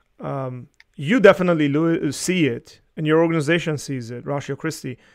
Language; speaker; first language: English; early bilingual, other home language; Armenian